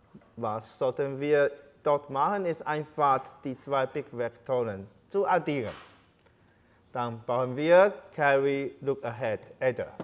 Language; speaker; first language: German; non-native, fluent; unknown